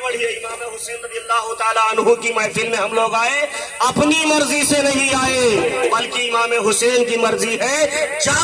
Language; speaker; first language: Urdu; native; Urdu